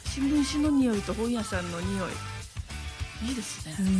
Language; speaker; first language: Japanese; native; Japanese